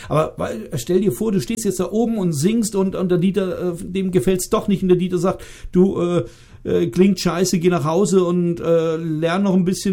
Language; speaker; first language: German; native; German